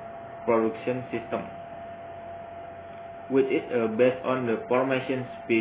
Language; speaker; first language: English; non-native, learner; Indonesian